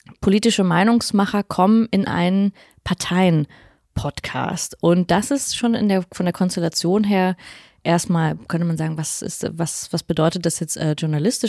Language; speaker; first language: German; native; German